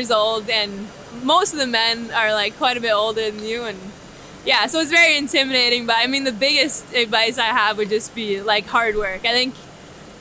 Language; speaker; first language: English; native; English